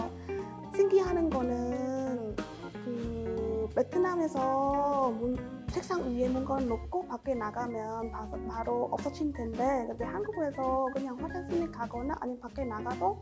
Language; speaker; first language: Korean; non-native, fluent; Vietnamese